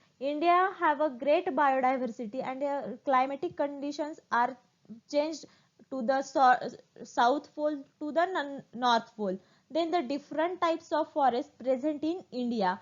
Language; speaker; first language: English; non-native, local second language; Marathi